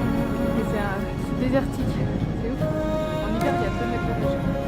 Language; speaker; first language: French; native; French